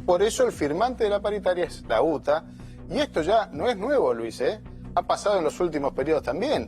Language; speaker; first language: Spanish; native; Spanish